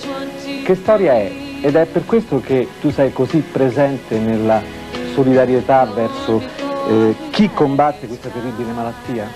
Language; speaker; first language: Italian; native; Italian